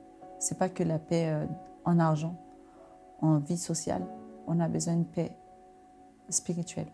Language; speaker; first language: French; non-native, local second language; Haitian Creole